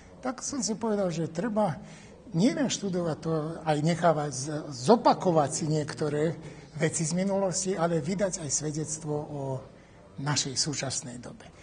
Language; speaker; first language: Slovak; native; Slovak